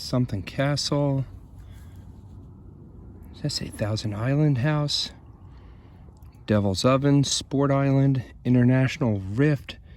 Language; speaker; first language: English; native; English